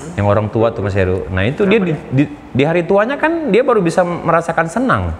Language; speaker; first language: Indonesian; native; Indonesian